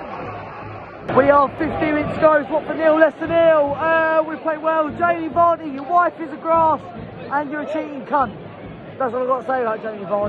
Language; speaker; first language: English; native; English